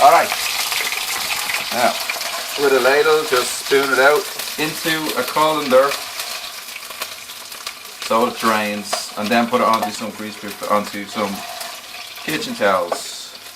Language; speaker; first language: English; native; English